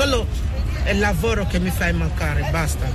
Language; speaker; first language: Italian; non-native, learner; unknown